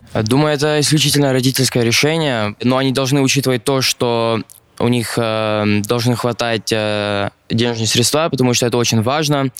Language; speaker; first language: Russian; early bilingual, other home language; Arabic